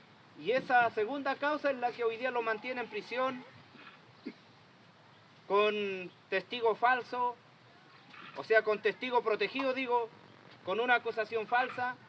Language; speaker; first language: Spanish; native; Spanish